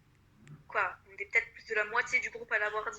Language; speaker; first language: French; native; French